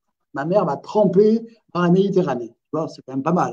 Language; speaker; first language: French; native; French